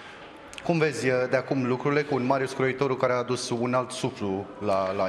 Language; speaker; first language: Romanian; native; Romanian